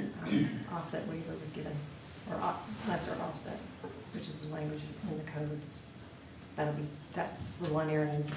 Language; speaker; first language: English; native; English